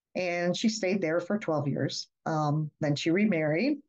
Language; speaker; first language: English; native; English